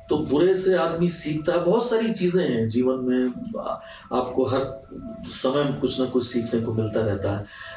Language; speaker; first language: Hindi; non-native, local second language; Punjabi